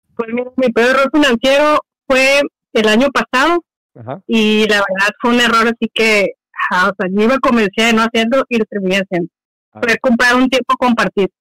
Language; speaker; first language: Spanish; native; Spanish